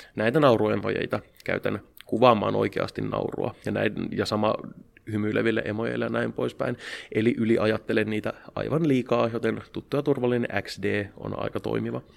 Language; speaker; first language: Finnish; native; Finnish